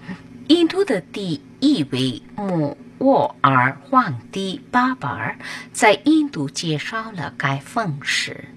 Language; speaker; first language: Chinese; non-native, fluent; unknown